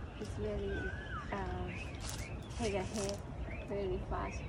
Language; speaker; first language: English; non-native, learner; Thai